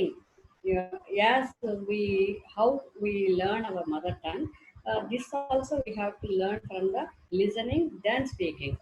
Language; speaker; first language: English; non-native, learner; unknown